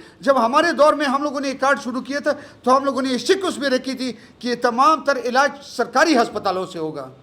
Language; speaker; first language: Urdu; non-native, local second language; Pashto